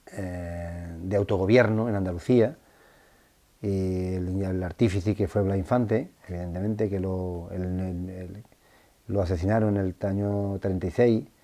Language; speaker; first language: Spanish; native; Spanish